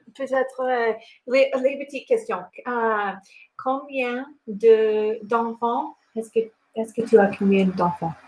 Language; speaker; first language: French; non-native, learner; English